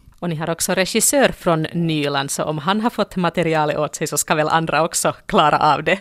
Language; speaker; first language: Swedish; native; Swedish